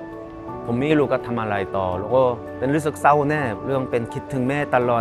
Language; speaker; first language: Thai; non-native, fluent; Korean